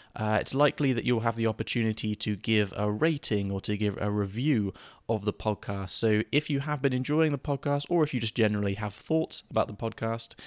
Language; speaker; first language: English; native; English